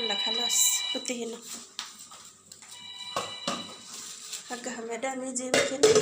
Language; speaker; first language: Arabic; non-native, learner; Bangla